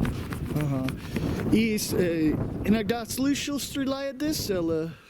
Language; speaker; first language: Russian; non-native, learner; English